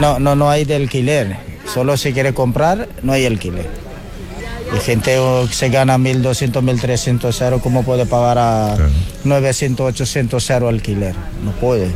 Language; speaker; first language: Spanish; non-native, learner; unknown